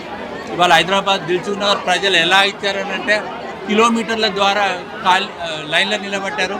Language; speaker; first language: Telugu; native; Telugu